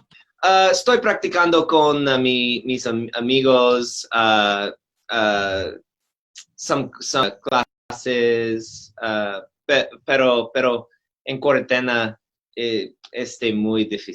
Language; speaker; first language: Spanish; non-native, learner; English